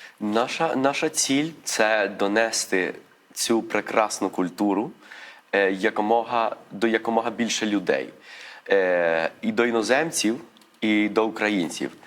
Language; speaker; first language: Ukrainian; early bilingual, heritage; Ukrainian